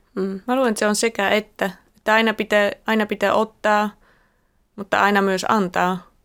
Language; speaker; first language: Finnish; non-native, fluent; Slovak